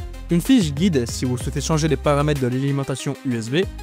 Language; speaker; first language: French; native; French